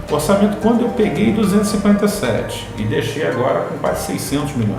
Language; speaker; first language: Portuguese; native; Portuguese